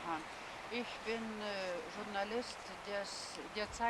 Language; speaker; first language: German; non-native, fluent; Lithuanian